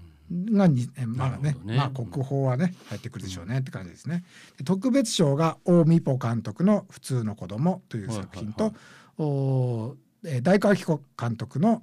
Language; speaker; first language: Japanese; native; Japanese